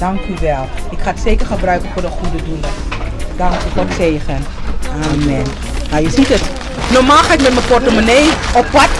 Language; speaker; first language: Dutch; non-native, fluent; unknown